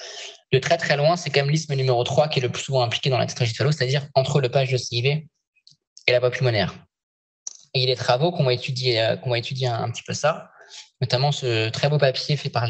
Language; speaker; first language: French; native; French